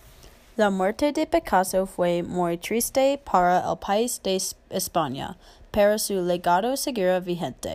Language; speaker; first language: Spanish; non-native, learner; English